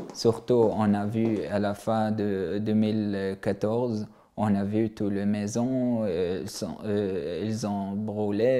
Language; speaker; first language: French; non-native, learner; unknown